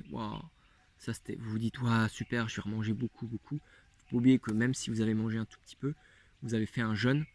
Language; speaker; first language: French; native; French